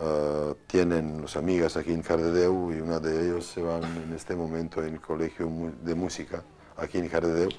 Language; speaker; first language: Spanish; non-native, fluent; Bosnian